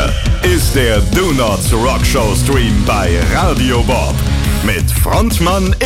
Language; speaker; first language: German; native; German